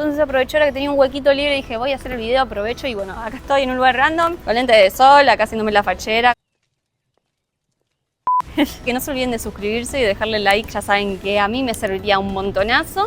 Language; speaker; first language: Spanish; native; Spanish